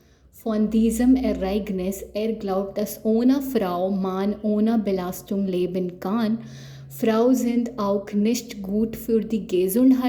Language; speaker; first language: German; non-native, learner; Hindi